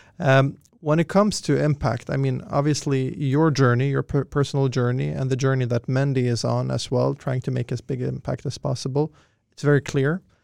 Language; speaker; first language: English; non-native, fluent; Swedish